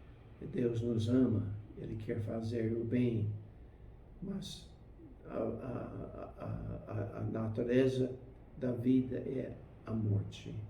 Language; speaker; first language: Portuguese; non-native, fluent; English